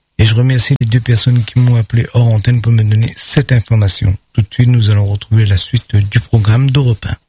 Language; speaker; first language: French; native; French